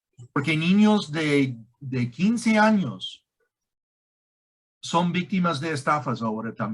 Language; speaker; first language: Spanish; non-native, fluent; English